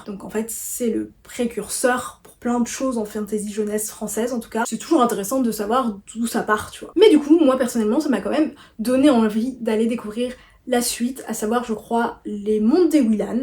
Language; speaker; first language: French; native; French